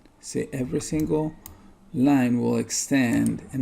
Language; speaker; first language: English; native; English